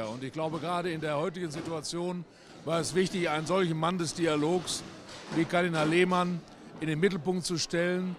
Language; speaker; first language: German; native; German